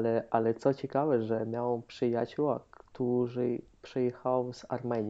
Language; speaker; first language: Polish; non-native, fluent; Ukrainian